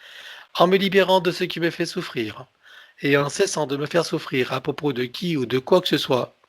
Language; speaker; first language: French; native; French